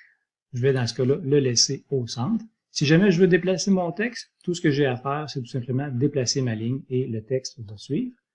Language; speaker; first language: French; native; French